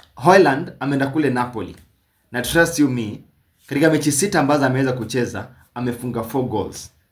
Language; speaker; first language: Swahili; native; Swahili